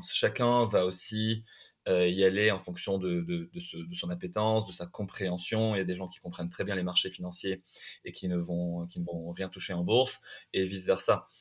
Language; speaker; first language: French; non-native, local second language; Arabic